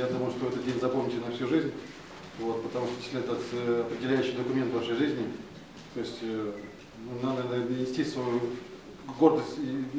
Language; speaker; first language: Russian; native; Russian